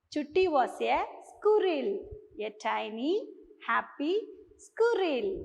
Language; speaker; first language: English; non-native, local second language; Tamil